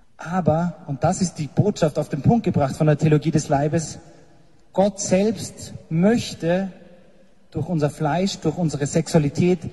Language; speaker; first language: German; native; German